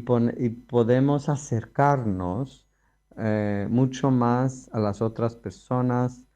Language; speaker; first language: Spanish; non-native, fluent; Greek